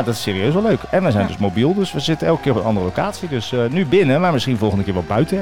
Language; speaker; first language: Dutch; native; Dutch